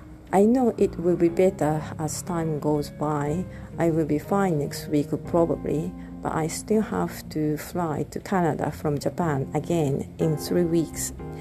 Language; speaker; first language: English; non-native, fluent; Japanese